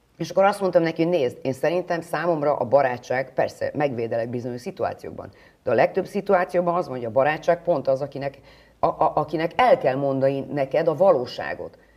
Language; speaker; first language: Hungarian; native; Hungarian